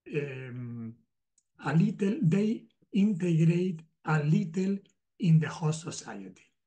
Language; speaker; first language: English; non-native, learner; Spanish